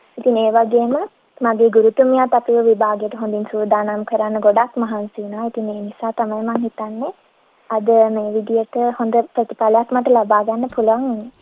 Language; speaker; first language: Sinhala; early bilingual, heritage; Sinhala